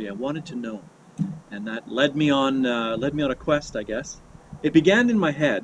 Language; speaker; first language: English; native; English